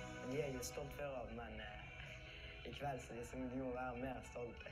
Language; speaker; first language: Norwegian; non-native, learner; Arabic